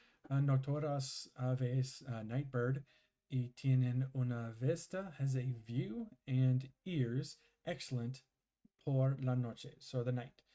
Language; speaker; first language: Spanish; non-native, learner; English